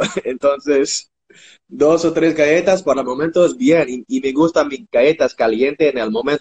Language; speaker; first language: Spanish; non-native, learner; English